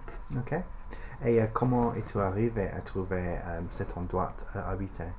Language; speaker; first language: French; non-native, fluent; English